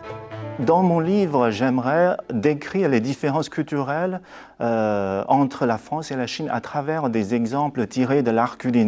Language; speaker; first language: French; non-native, fluent; Chinese